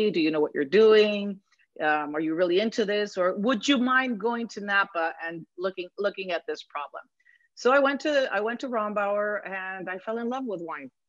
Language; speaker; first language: English; non-native, fluent; Spanish